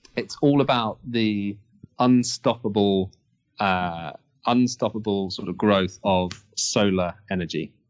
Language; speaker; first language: English; native; English